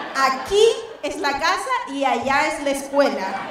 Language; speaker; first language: Spanish; early bilingual, heritage; Spanish